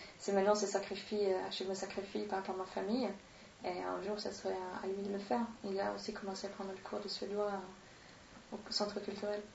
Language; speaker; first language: French; non-native, fluent; Swedish